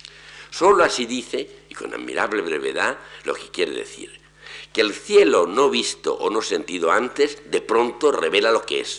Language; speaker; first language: Spanish; native; Spanish